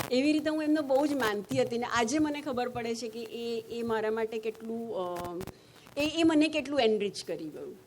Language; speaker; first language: Gujarati; native; Gujarati